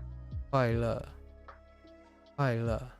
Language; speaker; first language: Chinese; non-native, learner; English